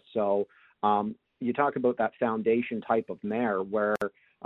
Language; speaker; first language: English; native; English